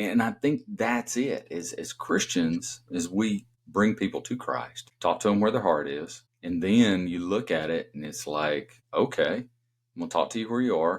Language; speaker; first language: English; native; English